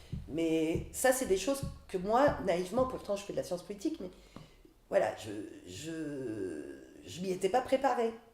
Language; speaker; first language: French; native; French